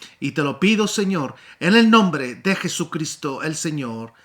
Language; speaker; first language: Spanish; native; Spanish